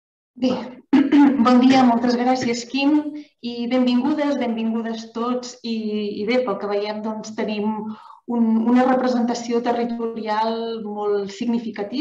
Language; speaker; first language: Catalan; native; Catalan